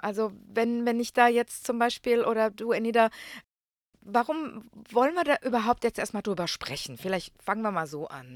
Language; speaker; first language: German; non-native, fluent; Croatian